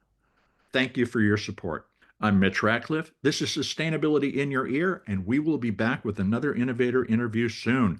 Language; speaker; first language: English; native; English